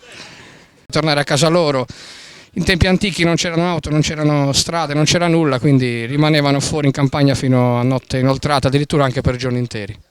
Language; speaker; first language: Italian; native; Italian